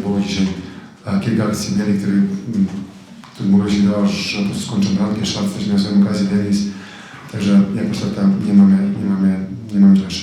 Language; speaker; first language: Polish; non-native, fluent; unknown